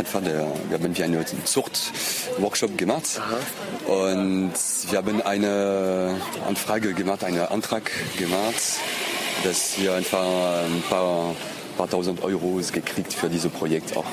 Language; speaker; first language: German; non-native, fluent; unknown